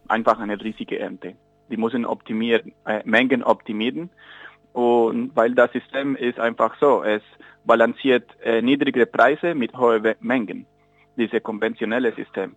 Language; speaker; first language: German; non-native, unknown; Spanish